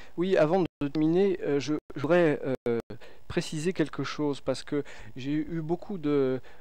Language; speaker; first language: French; native; French